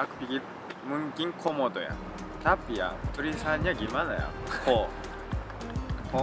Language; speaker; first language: Indonesian; non-native, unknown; Japanese